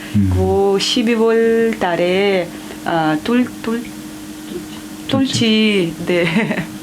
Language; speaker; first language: Korean; non-native, learner; Russian